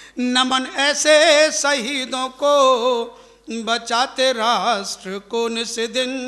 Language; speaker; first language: Hindi; native; Hindi